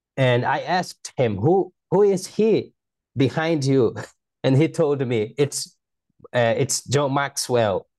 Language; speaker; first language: English; non-native, fluent; Portuguese